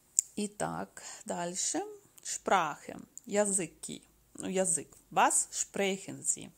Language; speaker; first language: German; non-native, fluent; Russian